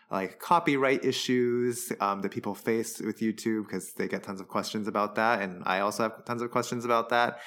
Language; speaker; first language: English; early bilingual, other home language; Chinese